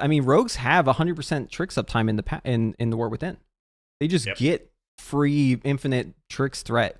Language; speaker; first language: English; native; English